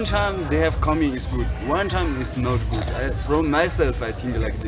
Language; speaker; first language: English; non-native, learner; Tibetan